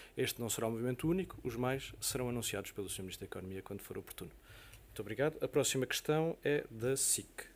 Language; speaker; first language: Portuguese; native; Portuguese